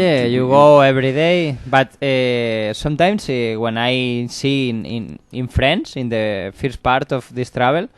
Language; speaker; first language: English; non-native, learner; Spanish